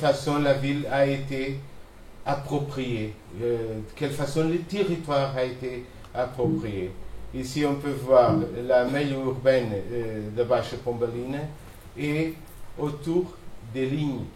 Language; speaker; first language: French; non-native, fluent; Portuguese